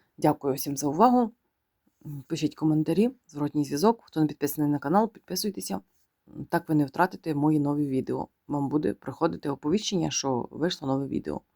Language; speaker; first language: Ukrainian; non-native, local second language; Russian